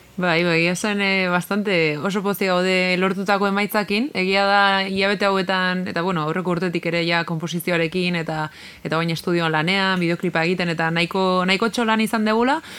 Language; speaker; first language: Basque; native; Basque